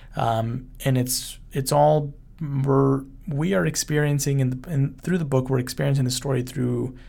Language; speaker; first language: English; early bilingual, other home language; Spanish